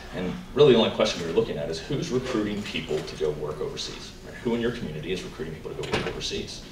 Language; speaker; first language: English; native; English